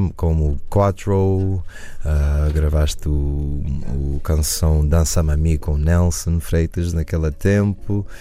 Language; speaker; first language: Portuguese; early bilingual, other home language; English